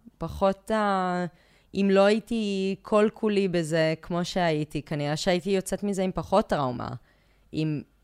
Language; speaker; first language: Hebrew; early bilingual, other home language; English